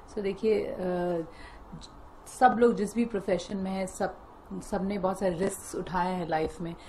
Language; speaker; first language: Hindi; native; Hindi